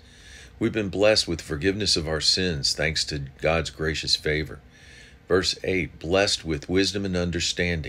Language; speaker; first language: English; native; English